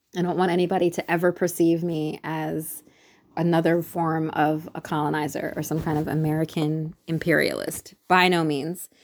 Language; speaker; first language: English; native; English